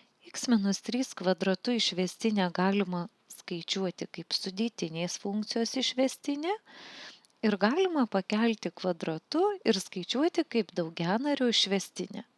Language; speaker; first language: Lithuanian; native; Lithuanian